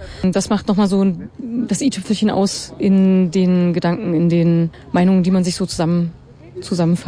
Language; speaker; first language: German; native; German